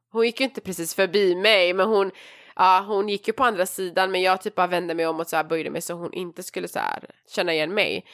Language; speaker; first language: Swedish; early bilingual, other home language; Persian